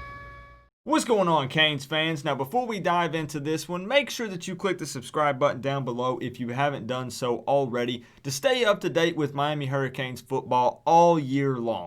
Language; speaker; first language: English; native; English